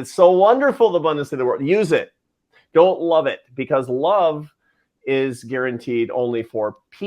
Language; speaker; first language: English; native; English